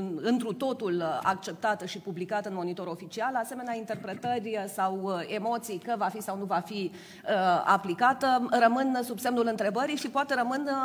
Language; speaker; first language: Romanian; native; Romanian